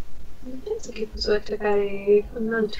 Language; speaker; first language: Italian; non-native, learner; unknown